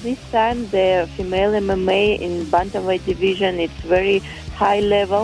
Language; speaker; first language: English; non-native, fluent; Russian